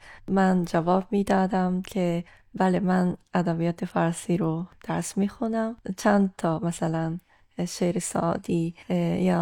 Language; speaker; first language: Persian; non-native, fluent; Japanese